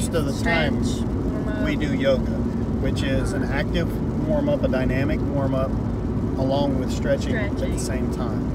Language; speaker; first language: English; native; English